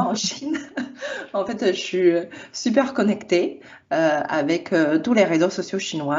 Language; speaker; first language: French; non-native, fluent; Chinese